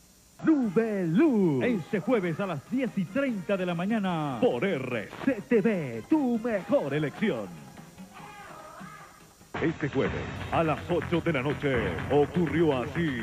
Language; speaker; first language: Spanish; native; Spanish